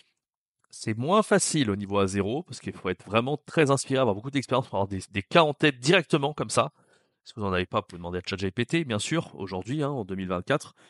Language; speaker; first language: French; native; French